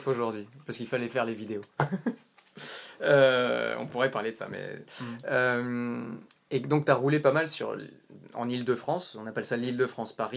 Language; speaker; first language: French; native; French